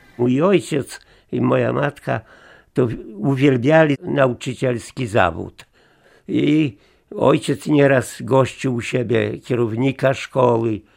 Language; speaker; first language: Polish; native; Polish